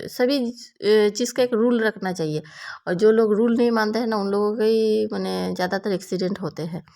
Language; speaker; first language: Hindi; non-native, local second language; Bangla